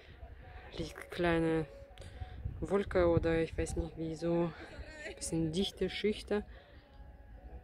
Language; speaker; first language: German; non-native, learner; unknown